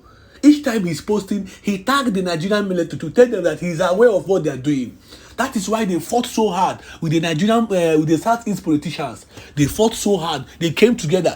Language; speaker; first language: English; non-native, local second language; Igbo